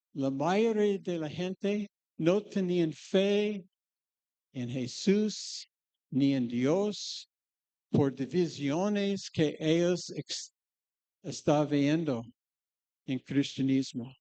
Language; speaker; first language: Spanish; non-native, fluent; English